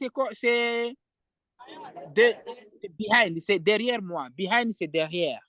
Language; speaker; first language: French; non-native, fluent; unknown